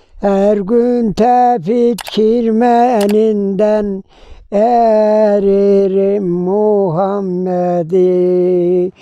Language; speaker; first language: Turkish; native; Turkish